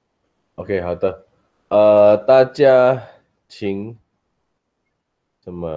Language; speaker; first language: Chinese; non-native, learner; Indonesian